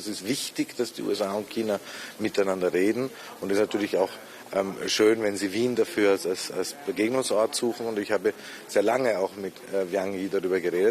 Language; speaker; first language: German; native; German